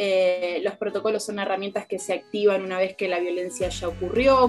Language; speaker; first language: Spanish; native; Spanish